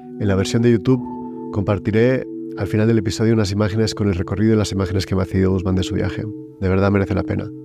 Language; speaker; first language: Spanish; native; Spanish